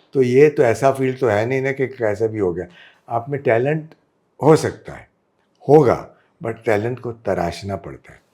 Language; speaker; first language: Hindi; non-native, local second language; Gujarati